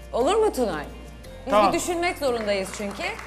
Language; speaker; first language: Turkish; native; Turkish